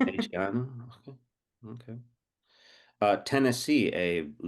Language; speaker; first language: Portuguese; non-native, fluent; English